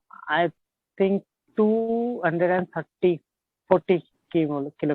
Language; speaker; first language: English; non-native, learner; Marathi